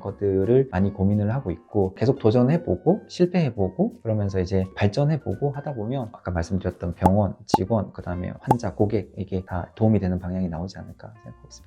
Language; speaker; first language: Korean; native; Korean